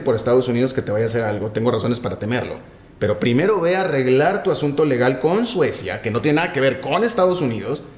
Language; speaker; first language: Spanish; native; Spanish